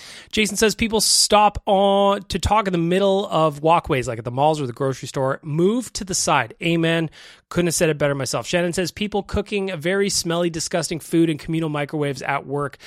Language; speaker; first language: English; native; English